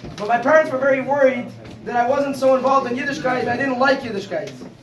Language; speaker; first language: English; native; English